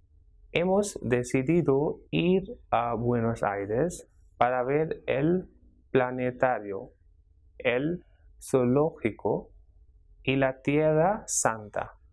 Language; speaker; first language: Spanish; non-native, fluent; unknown